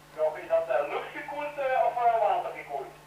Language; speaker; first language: Dutch; native; Dutch